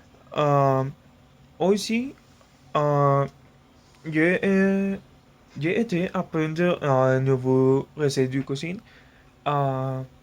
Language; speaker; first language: French; non-native, learner; Spanish